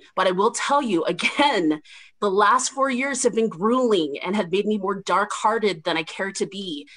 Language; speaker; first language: English; native; English